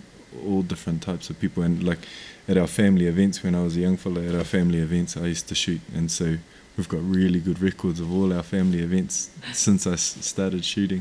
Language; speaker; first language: English; non-native, local second language; Māori